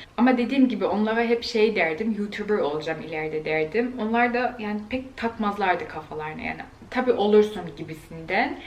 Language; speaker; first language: Turkish; early bilingual, heritage; Turkish